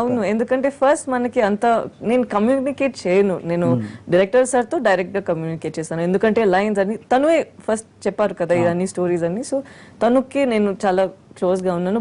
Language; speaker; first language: Telugu; non-native, fluent; Tamil